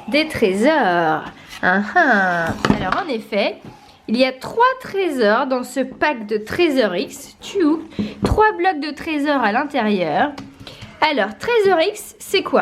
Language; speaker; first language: French; native; French